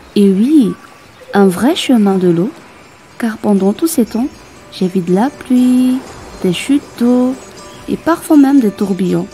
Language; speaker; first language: French; non-native, local second language; Malagasy